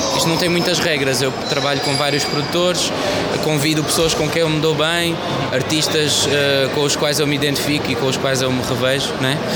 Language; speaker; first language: Portuguese; early bilingual, heritage; Portuguese